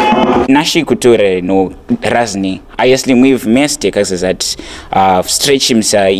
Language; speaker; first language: Russian; non-native, learner; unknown